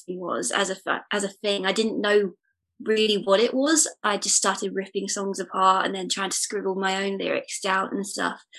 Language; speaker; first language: English; native; English